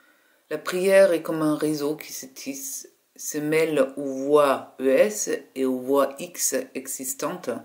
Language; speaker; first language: French; native; French